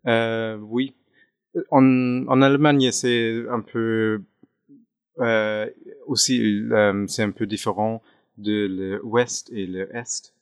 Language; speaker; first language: French; non-native, fluent; German